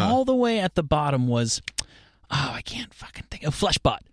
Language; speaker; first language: English; native; English